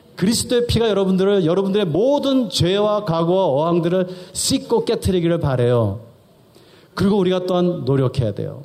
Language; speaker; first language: Korean; early bilingual, heritage; Korean